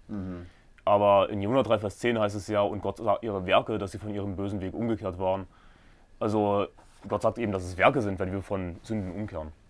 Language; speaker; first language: German; native; German